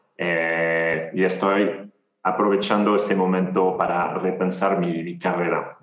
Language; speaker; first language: Spanish; non-native, fluent; French